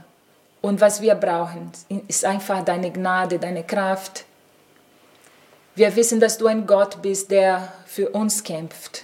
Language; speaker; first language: German; non-native, fluent; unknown